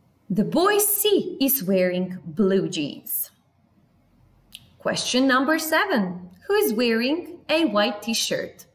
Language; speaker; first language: English; non-native, fluent; Macedonian